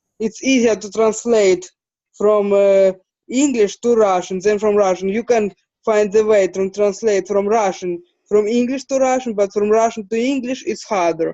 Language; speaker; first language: English; non-native, fluent; Russian